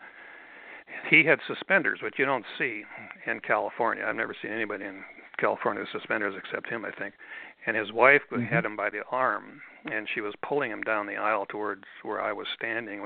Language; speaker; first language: English; native; English